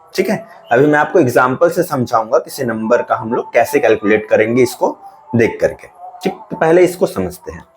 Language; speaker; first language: Hindi; native; Hindi